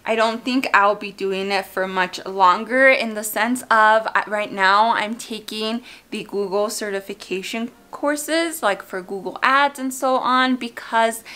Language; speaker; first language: English; native; English